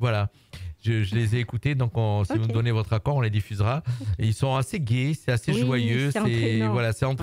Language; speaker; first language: French; native; French